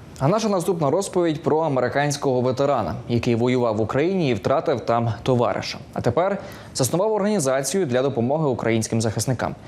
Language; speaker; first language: Ukrainian; native; Ukrainian